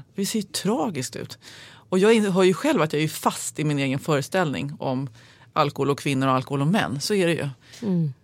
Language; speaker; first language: Swedish; native; Swedish